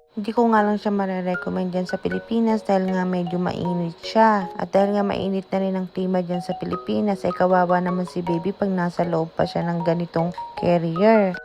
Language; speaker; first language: Filipino; native; Filipino